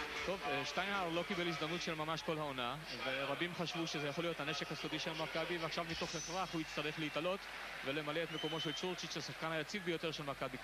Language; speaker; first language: Hebrew; native; Hebrew